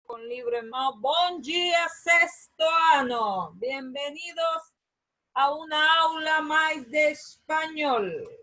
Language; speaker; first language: Spanish; non-native, learner; Portuguese